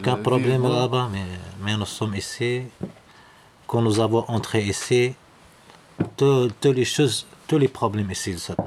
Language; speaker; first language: French; non-native, local second language; Arabic